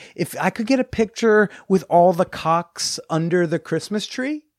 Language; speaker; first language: English; native; English